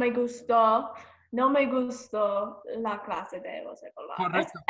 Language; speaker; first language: Spanish; non-native, learner; English